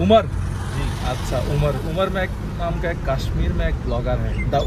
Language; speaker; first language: Hindi; non-native, learner; Bangla